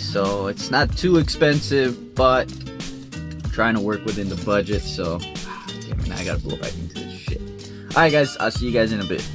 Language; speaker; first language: English; native; English